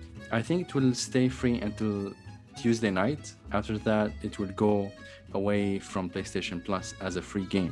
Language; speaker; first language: English; non-native, fluent; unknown